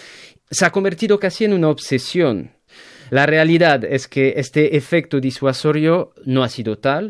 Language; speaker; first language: Spanish; native; Spanish